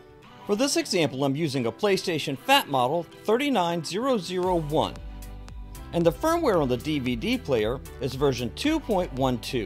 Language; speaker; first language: English; native; English